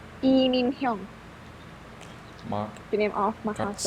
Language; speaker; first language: English; non-native, learner; Thai